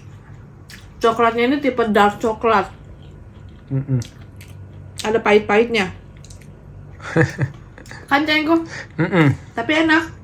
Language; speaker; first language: Indonesian; native; Indonesian